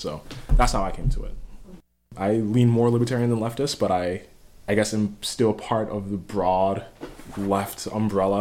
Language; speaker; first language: English; native; English